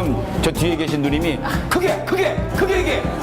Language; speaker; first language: Korean; native; Korean